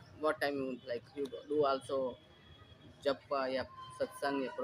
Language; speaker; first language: English; non-native, learner; Hindi